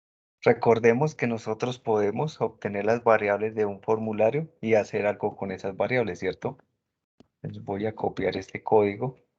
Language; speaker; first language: Spanish; native; Spanish